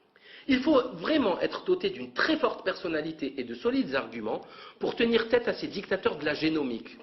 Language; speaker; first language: French; native; French